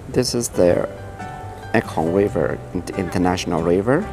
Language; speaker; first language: English; non-native, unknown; Thai